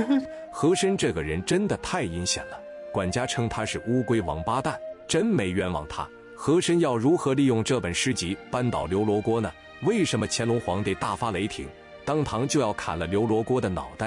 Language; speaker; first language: Chinese; native; Chinese